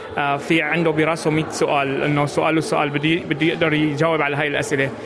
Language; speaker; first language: Arabic; native; Arabic